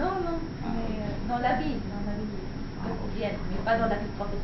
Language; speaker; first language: French; non-native, learner; Arabic